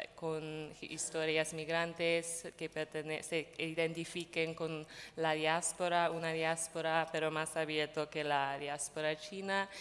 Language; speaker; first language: Spanish; non-native, fluent; English